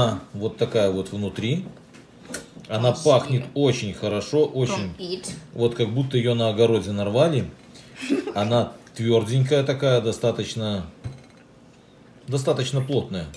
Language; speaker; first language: Russian; native; Russian